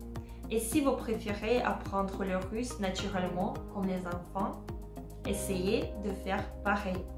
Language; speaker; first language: French; non-native, fluent; Russian